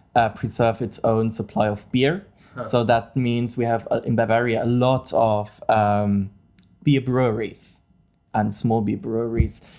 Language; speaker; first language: English; non-native, fluent; German